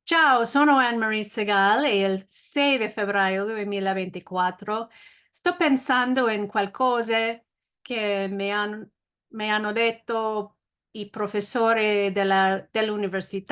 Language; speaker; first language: Italian; non-native, learner; English